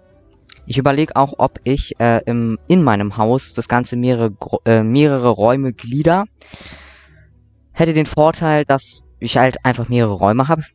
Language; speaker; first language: German; native; German